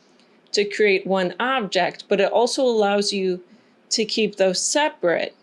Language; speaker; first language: English; native; English